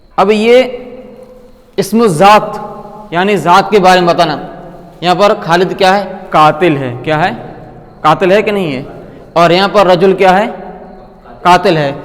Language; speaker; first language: Urdu; native; Urdu